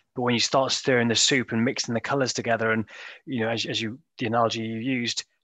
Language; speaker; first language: English; native; English